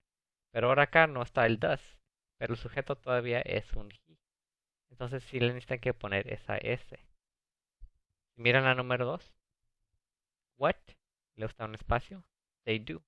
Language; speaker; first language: Spanish; early bilingual, other home language; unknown